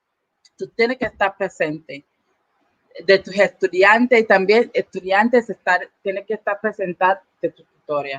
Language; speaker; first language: Spanish; non-native, learner; English